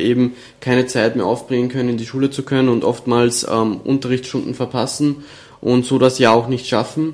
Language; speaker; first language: German; native; German